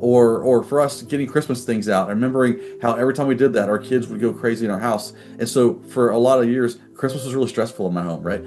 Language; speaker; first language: English; native; English